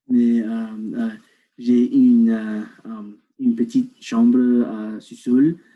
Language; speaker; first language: French; non-native, learner; English